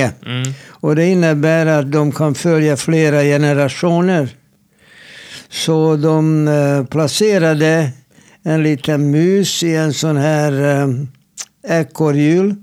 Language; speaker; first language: Swedish; non-native, fluent; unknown